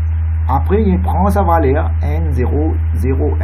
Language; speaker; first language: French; non-native, local second language; Morisyen